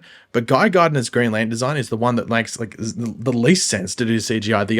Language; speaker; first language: English; native; English